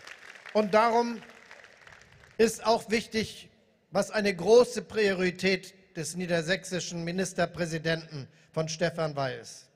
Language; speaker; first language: German; native; German